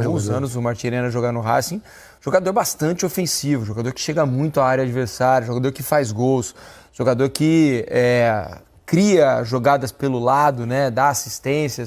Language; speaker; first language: Portuguese; native; Portuguese